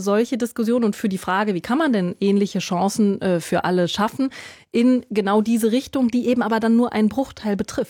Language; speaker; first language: German; native; German